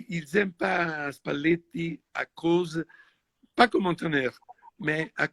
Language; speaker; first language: French; non-native, fluent; Italian